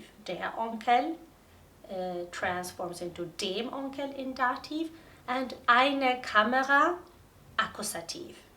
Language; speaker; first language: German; non-native, fluent; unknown